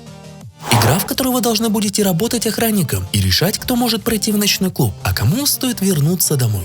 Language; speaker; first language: Russian; native; Russian